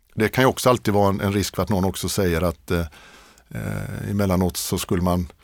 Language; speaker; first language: Swedish; native; Swedish